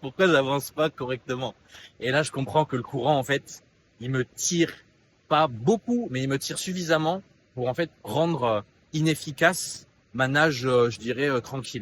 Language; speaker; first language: French; native; French